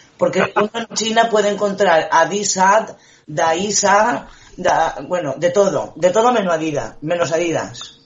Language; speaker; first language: Spanish; native; Spanish